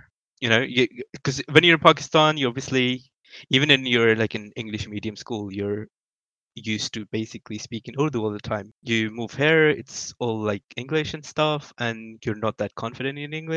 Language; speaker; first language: English; non-native, local second language; Urdu